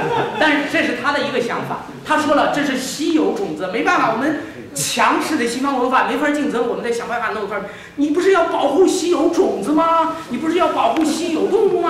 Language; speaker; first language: Chinese; native; Chinese